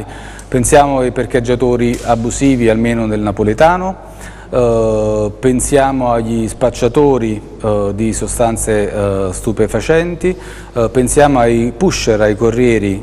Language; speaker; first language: Italian; native; Italian